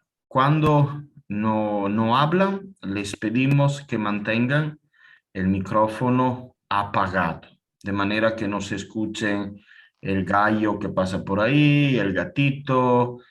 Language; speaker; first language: Spanish; non-native, fluent; Italian